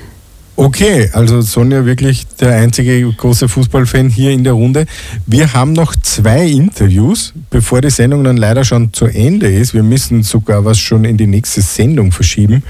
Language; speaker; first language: German; native; German